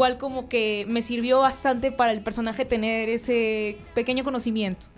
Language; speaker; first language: Spanish; native; Spanish